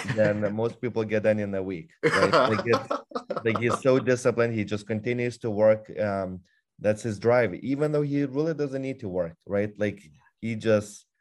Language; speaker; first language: English; non-native, fluent; Lithuanian